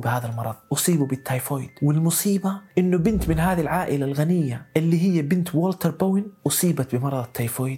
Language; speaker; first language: Arabic; native; Arabic